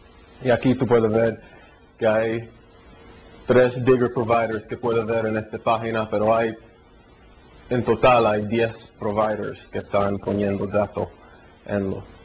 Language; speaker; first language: Spanish; early bilingual, heritage; Spanish